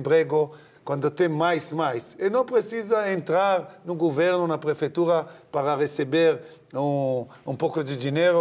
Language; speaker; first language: Portuguese; non-native, learner; Hebrew